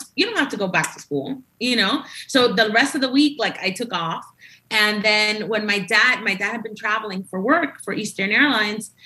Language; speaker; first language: English; early bilingual, other home language; Spanish